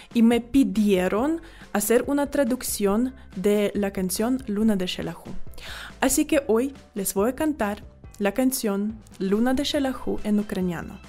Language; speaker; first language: Spanish; non-native, fluent; Ukrainian